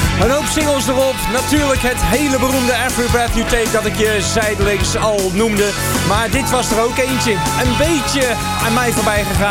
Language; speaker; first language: Dutch; native; Dutch